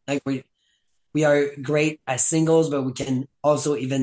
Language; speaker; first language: English; non-native, fluent; French